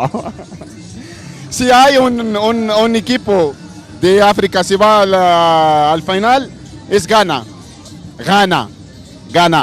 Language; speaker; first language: Spanish; non-native, learner; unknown